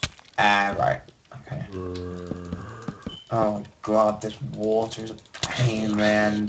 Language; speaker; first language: English; native; English